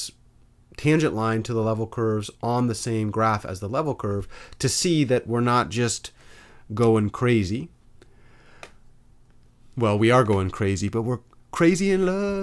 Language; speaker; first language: English; native; English